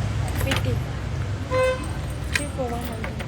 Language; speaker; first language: English; non-native, learner; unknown